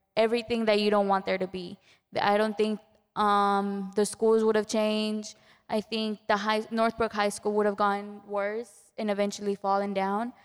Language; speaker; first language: English; early bilingual, other home language; Spanish